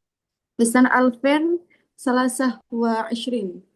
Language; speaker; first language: Arabic; non-native, learner; Indonesian